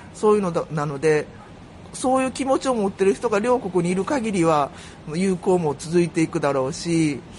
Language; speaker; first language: Japanese; native; Japanese